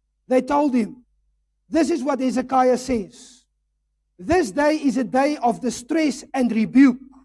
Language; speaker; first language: English; non-native, local second language; Afrikaans